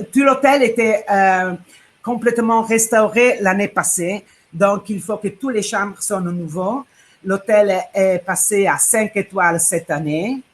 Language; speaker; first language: French; non-native, fluent; Italian